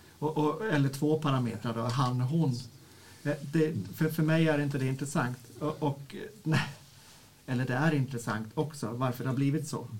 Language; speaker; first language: Swedish; native; Swedish